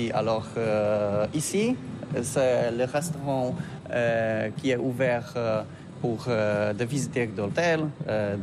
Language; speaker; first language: French; non-native, learner; Polish